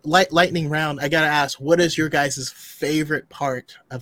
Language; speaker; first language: English; native; English